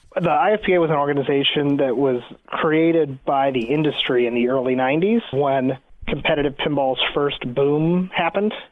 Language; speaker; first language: English; native; English